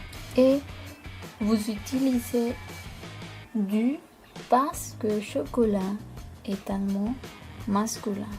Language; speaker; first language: French; non-native, fluent; Spanish